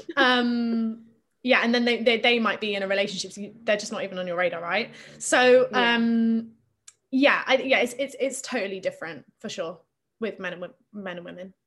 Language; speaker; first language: English; native; English